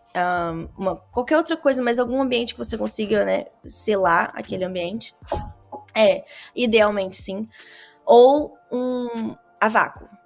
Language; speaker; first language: Portuguese; native; Portuguese